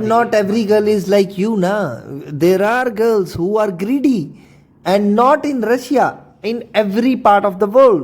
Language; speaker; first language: English; non-native, fluent; Hindi